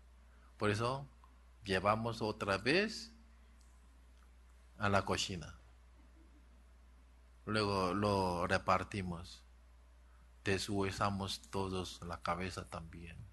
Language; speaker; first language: Spanish; non-native, learner; Korean